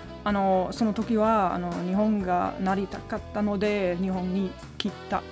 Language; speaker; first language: Japanese; non-native, learner; German